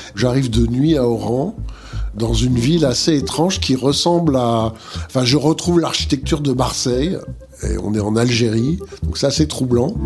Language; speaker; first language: French; native; French